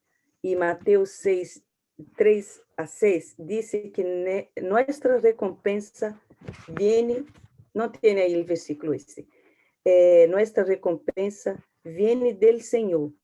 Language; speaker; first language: Portuguese; non-native, learner; Spanish